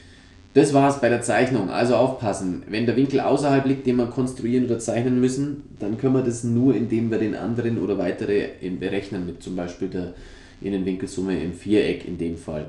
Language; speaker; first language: German; native; German